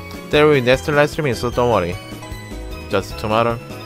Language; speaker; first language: English; non-native, learner; Korean